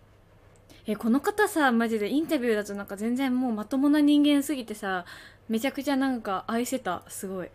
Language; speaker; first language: Japanese; native; Japanese